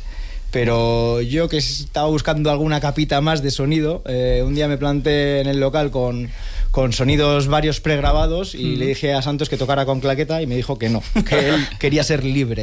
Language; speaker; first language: Spanish; native; Spanish